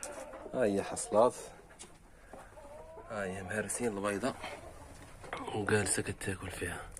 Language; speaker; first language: Arabic; native; Arabic